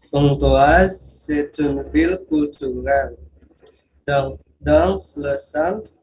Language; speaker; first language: French; non-native, learner; Indonesian